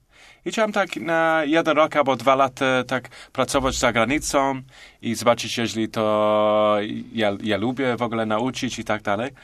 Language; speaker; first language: Polish; non-native, learner; English